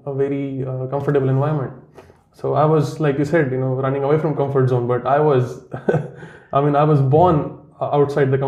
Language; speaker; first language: English; non-native, local second language; Kashmiri